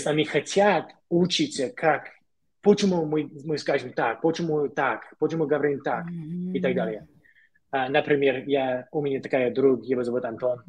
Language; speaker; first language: Russian; non-native, learner; English